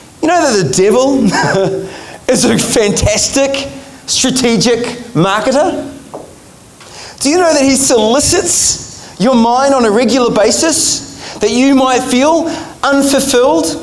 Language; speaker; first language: English; native; English